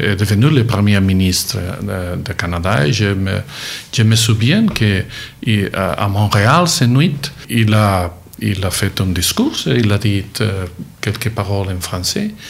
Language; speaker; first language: French; non-native, learner; Catalan